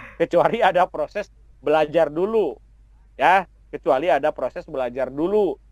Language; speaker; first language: Indonesian; non-native, local second language; Sundanese